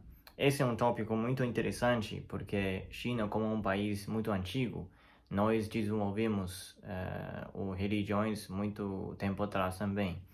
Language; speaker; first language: Portuguese; non-native, learner; Chinese